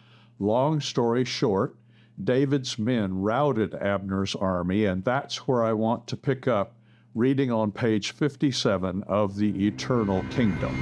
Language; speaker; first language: English; native; English